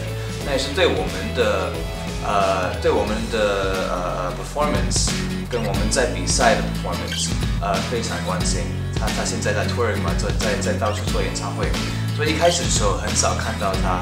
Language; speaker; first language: Chinese; non-native, local second language; English